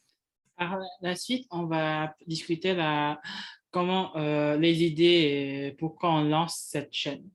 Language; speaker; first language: French; non-native, fluent; Indonesian